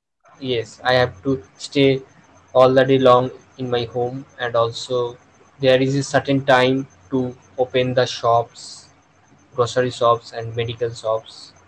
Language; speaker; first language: English; non-native, local second language; Bangla